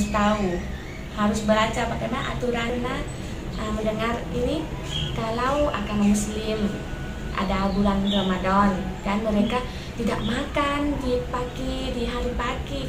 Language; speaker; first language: Indonesian; non-native, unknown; Thai